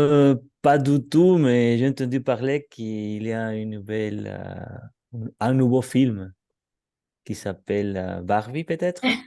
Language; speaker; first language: French; non-native, learner; Spanish